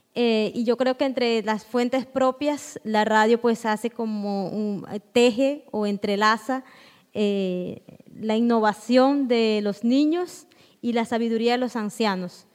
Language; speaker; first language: Spanish; non-native, local second language; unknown